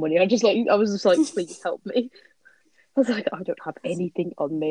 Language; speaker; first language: English; native; English